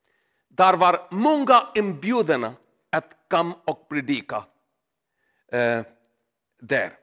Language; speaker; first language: Swedish; non-native, learner; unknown